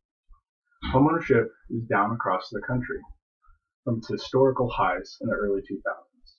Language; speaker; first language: English; native; English